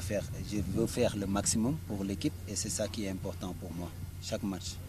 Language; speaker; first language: French; non-native, fluent; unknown